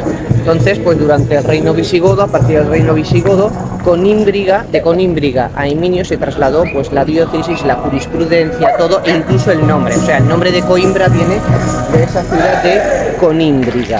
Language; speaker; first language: Spanish; native; Spanish